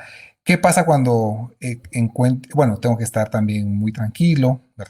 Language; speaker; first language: Spanish; native; Spanish